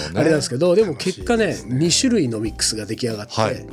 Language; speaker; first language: Japanese; native; Japanese